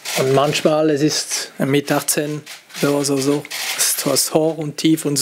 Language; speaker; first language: German; non-native, fluent; French